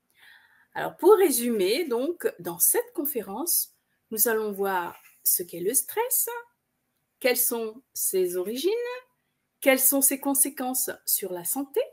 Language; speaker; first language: French; native; French